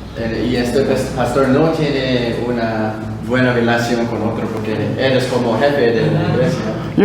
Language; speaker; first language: Spanish; non-native, learner; Korean